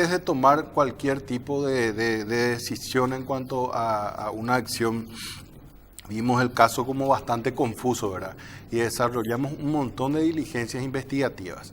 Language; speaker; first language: Spanish; native; Spanish